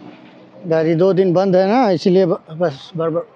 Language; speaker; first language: Hindi; non-native, learner; Bangla